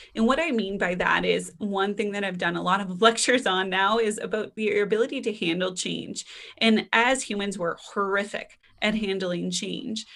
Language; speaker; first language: English; native; English